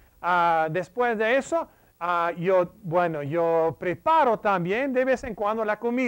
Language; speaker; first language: Spanish; non-native, fluent; English